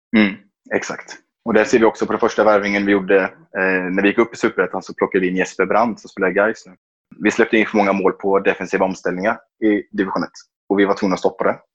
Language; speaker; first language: Swedish; native; Swedish